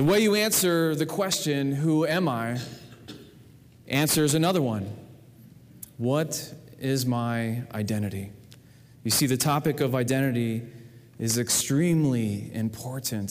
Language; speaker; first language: English; native; English